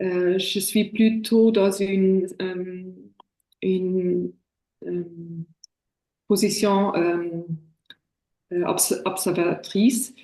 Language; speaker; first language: French; non-native, fluent; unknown